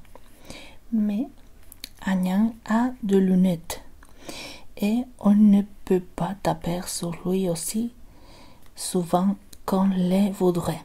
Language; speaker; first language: French; non-native, learner; Spanish